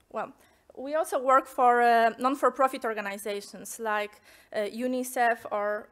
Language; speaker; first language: English; non-native, fluent; Polish